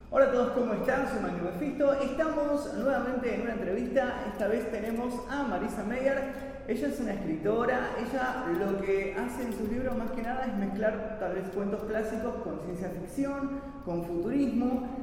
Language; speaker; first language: Spanish; native; Spanish